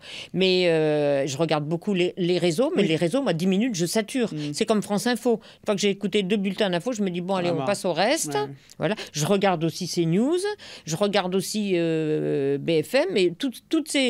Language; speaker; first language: French; native; French